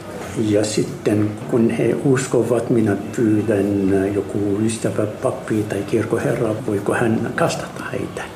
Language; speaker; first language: Finnish; non-native, learner; Arabic